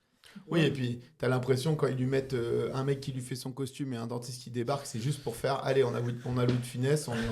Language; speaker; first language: French; native; French